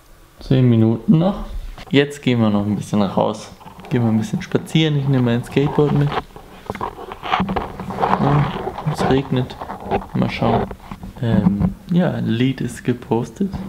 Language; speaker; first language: German; native; German